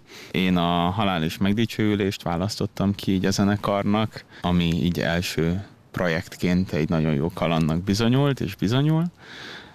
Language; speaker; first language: Hungarian; native; Hungarian